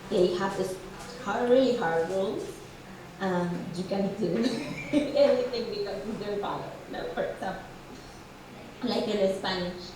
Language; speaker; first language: English; non-native, fluent; Spanish